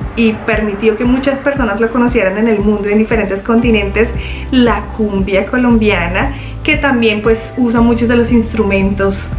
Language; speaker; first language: Spanish; native; Spanish